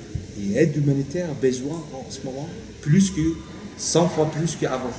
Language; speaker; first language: French; non-native, learner; Turkish